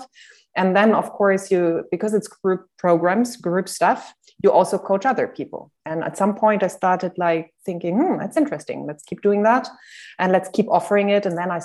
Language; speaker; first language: English; non-native, fluent; German